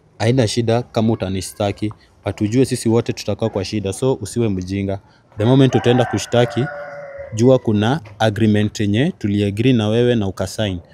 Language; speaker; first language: Swahili; native; Swahili